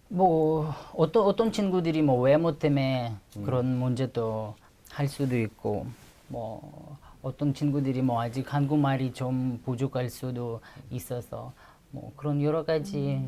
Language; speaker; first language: Korean; non-native, fluent; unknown